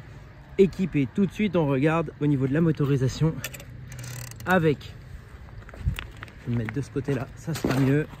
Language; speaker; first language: French; native; French